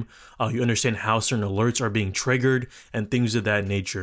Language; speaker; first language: English; native; English